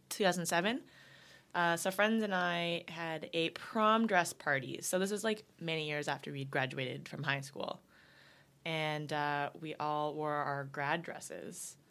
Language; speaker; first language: English; native; English